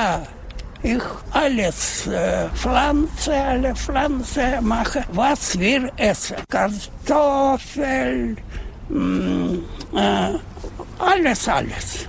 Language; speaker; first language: German; non-native, learner; Russian